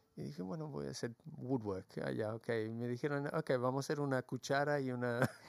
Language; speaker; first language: Spanish; early bilingual, heritage; Spanish